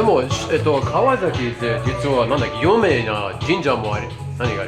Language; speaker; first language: Japanese; non-native, learner; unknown